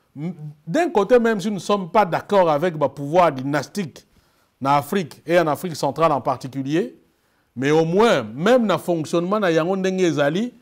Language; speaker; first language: French; non-native, local second language; Lingala